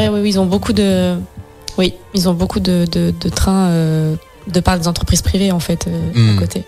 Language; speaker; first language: French; native; French